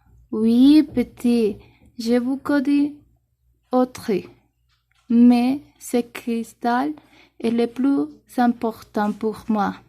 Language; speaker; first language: French; non-native, learner; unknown